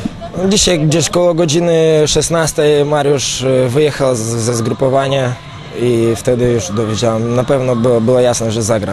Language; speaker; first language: Polish; non-native, fluent; Romanian